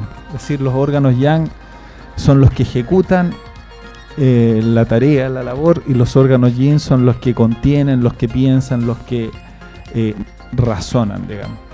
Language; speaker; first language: Spanish; native; Spanish